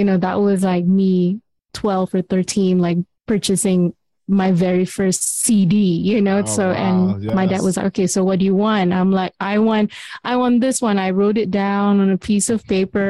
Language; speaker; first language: English; non-native, local second language; Malay